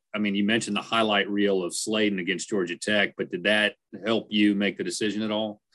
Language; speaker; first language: English; native; English